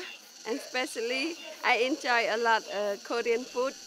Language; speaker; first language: English; non-native, learner; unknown